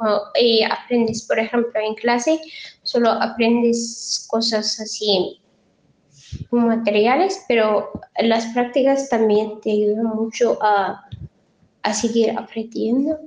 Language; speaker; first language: Spanish; non-native, fluent; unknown